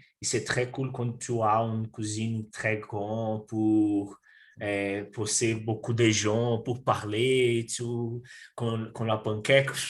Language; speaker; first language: French; non-native, learner; Portuguese